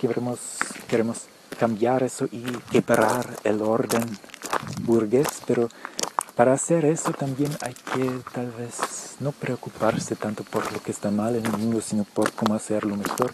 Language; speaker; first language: Spanish; early bilingual, heritage; Spanish